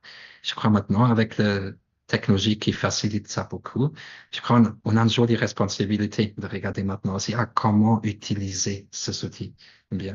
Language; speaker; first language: French; non-native, fluent; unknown